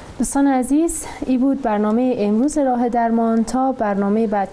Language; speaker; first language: Persian; native; Persian